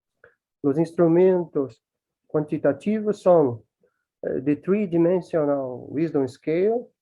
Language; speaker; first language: Spanish; non-native, learner; Portuguese